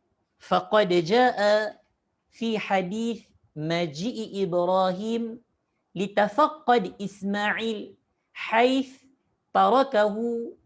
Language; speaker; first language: Arabic; non-native, fluent; Malay